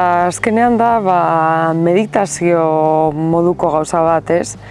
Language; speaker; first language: Basque; non-native, local second language; Spanish